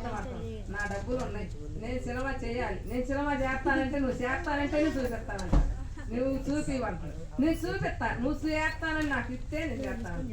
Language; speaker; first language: Telugu; native; Telugu